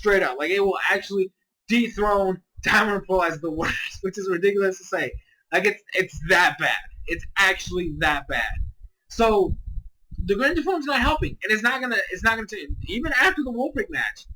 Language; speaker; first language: English; native; English